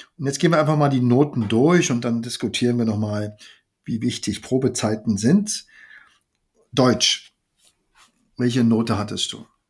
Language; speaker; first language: German; early bilingual, other home language; Arabic